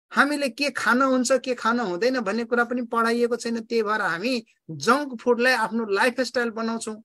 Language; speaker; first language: Nepali; non-native, local second language; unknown